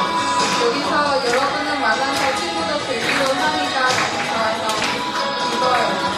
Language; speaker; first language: Korean; non-native, fluent; Chinese